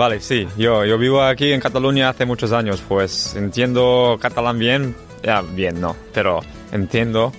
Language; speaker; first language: Spanish; non-native, learner; English